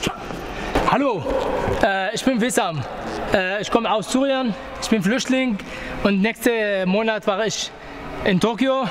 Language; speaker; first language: German; non-native, learner; Arabic